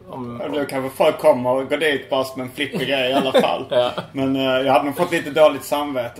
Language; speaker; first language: Swedish; native; Swedish